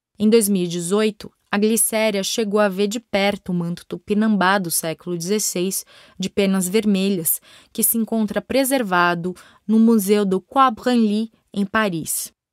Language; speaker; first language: Portuguese; native; Portuguese